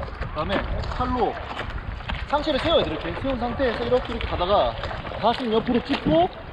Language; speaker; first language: Korean; native; Korean